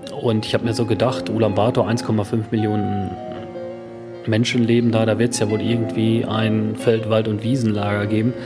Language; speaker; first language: German; native; German